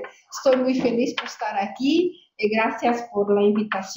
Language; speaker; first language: Spanish; non-native, learner; Portuguese